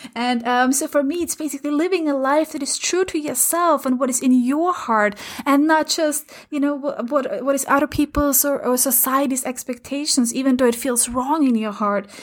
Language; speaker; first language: English; non-native, fluent; German